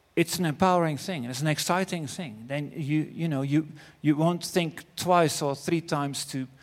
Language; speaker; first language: English; non-native, fluent; Dutch